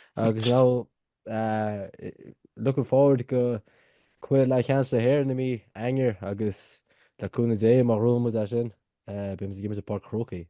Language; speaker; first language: Irish; native; Irish